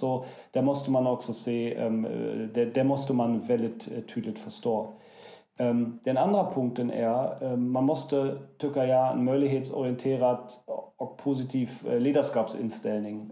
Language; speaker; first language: Swedish; non-native, fluent; German